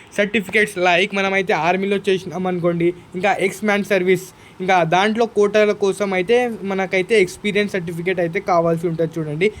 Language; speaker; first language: Telugu; non-native, local second language; Urdu